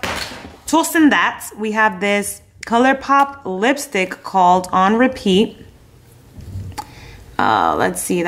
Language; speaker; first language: English; native; English